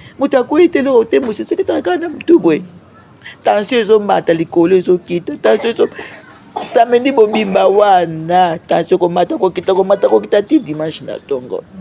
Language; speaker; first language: Lingala; native; Lingala